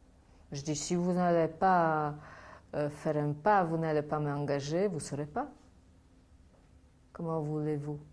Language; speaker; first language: French; non-native, fluent; Polish